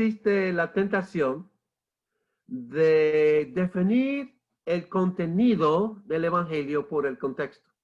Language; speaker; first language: Spanish; non-native, fluent; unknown